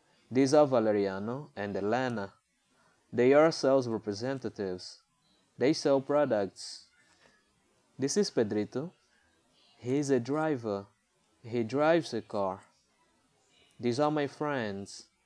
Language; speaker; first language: English; non-native, fluent; Portuguese